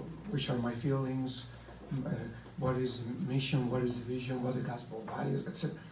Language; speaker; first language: English; non-native, fluent; Spanish